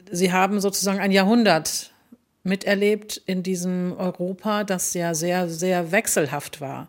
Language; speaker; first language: German; native; German